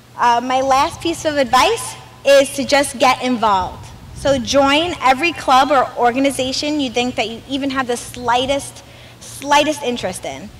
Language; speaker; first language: English; native; English